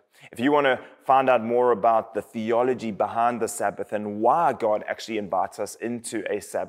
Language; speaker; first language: English; native; English